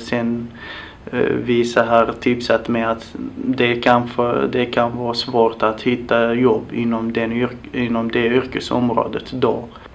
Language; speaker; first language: Swedish; non-native, fluent; Arabic